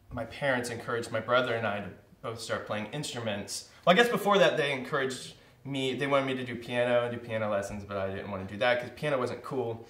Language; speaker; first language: English; native; English